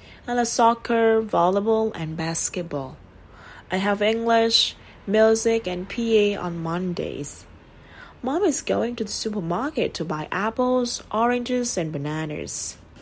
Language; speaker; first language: English; non-native, fluent; Vietnamese